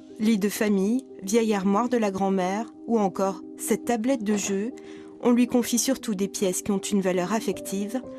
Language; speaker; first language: French; native; French